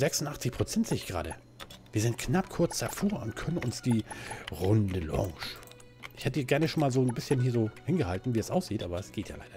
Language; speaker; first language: German; native; German